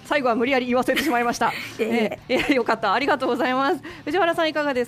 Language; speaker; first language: Japanese; native; Japanese